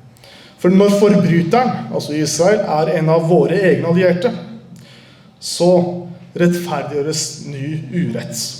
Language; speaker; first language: Norwegian; early bilingual, other home language; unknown